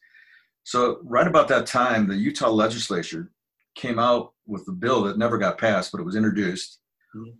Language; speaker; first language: English; native; English